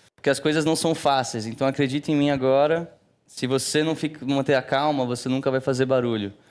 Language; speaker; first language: Portuguese; native; Portuguese